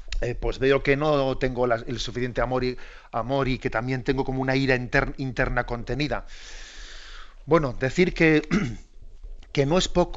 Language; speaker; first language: Spanish; native; Spanish